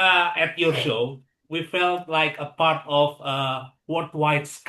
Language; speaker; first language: English; non-native, learner; Indonesian